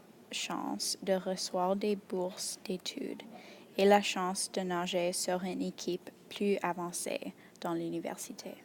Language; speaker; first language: French; non-native, local second language; English